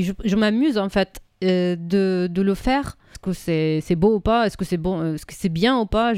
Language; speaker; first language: French; non-native, fluent; Arabic